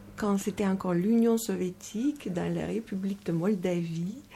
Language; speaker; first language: French; non-native, fluent; Romanian